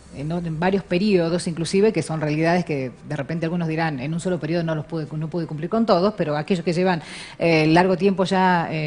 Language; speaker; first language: Spanish; native; Spanish